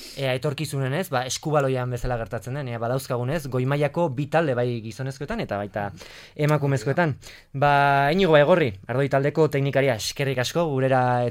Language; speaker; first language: Basque; native; Basque